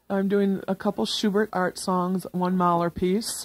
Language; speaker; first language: English; native; English